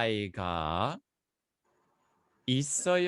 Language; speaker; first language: Korean; non-native, fluent; English